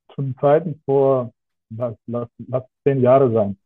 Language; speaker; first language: German; non-native, fluent; Russian